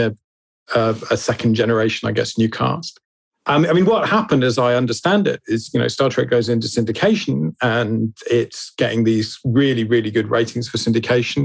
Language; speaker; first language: English; native; English